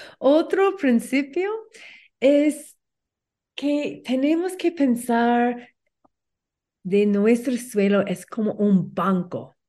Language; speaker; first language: Spanish; non-native, learner; English